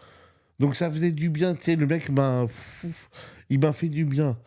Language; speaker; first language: French; native; French